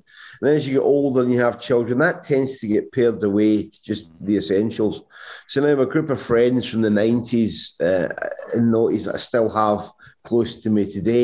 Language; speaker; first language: English; native; English